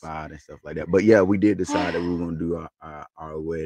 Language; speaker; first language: English; native; English